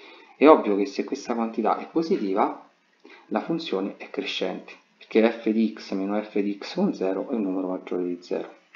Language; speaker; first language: Italian; native; Italian